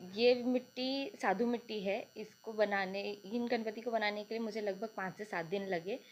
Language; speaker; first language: Hindi; native; Hindi